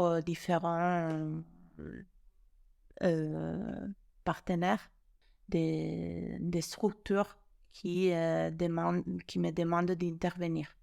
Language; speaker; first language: French; non-native, fluent; Italian